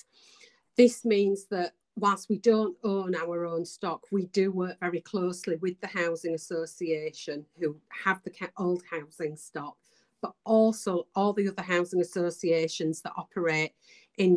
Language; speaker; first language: English; native; English